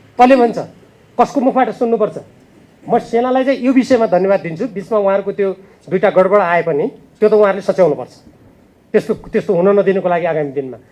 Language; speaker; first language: Nepali; native; Nepali